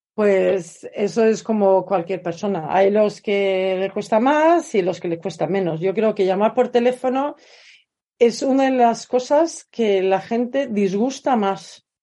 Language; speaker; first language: Spanish; non-native, fluent; Swedish